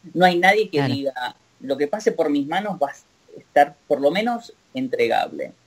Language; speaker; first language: Spanish; native; Spanish